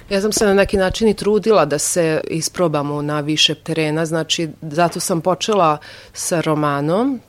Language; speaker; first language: Serbian; non-native, local second language; Hungarian